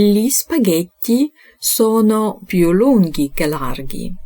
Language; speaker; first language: Italian; non-native, fluent; Ukrainian